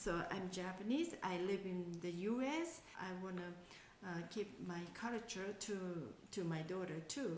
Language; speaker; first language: English; non-native, learner; Japanese